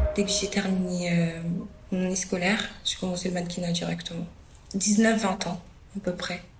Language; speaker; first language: French; early bilingual, other home language; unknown